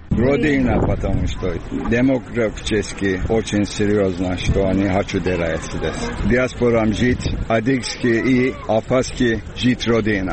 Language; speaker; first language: Russian; non-native, learner; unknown